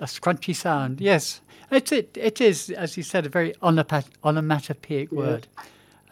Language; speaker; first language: English; native; English